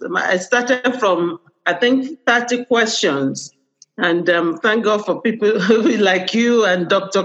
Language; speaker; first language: English; non-native, local second language; Yoruba